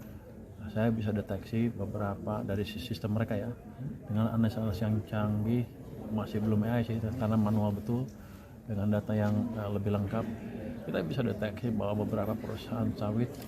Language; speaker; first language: Indonesian; native; Indonesian